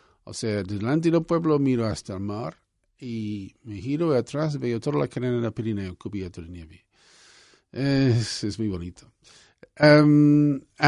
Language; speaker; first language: Spanish; non-native, fluent; English